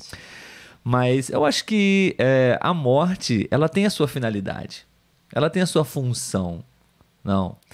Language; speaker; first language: Portuguese; native; Portuguese